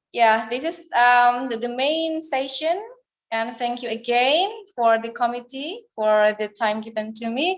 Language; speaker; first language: English; non-native, fluent; Indonesian